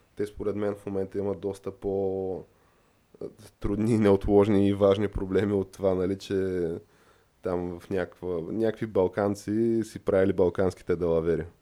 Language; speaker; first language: Bulgarian; native; Bulgarian